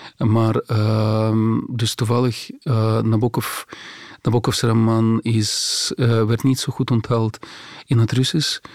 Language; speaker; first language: Dutch; non-native, fluent; Russian